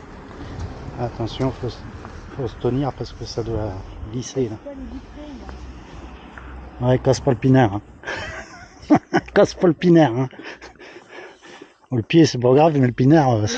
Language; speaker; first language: French; native; French